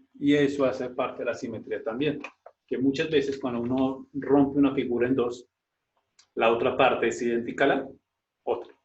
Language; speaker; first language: Spanish; native; Spanish